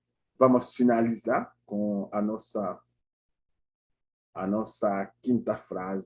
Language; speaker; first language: Portuguese; non-native, learner; Haitian Creole